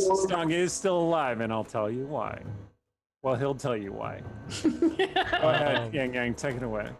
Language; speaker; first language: English; native; English